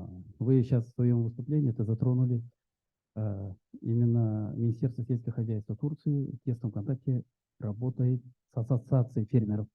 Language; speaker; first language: Russian; native; Russian